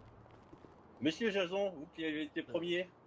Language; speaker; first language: French; native; French